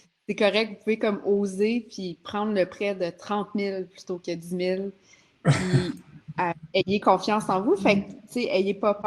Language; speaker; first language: French; native; French